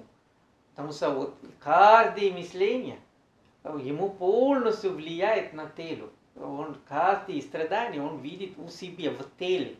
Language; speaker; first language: Russian; non-native, learner; Sinhala